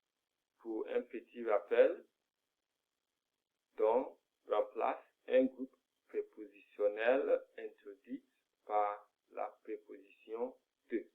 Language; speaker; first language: French; non-native, fluent; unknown